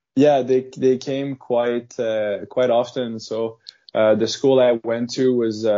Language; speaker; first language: English; non-native, fluent; French